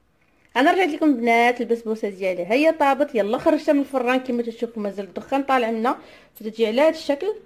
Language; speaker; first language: Arabic; native; Arabic